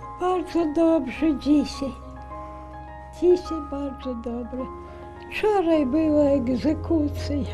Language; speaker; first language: Polish; early bilingual, heritage; Polish